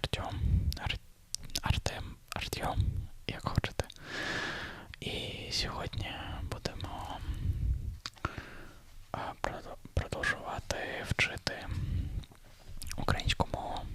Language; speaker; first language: Ukrainian; non-native, learner; Russian